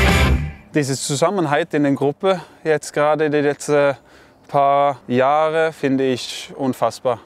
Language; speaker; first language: German; non-native, fluent; Norwegian